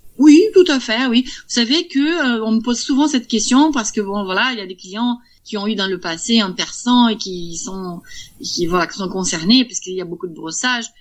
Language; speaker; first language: French; non-native, fluent; Portuguese